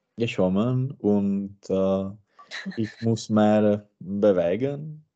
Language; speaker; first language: German; non-native, learner; Czech